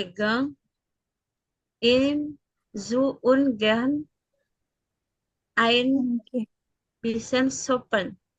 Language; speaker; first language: German; non-native, learner; Indonesian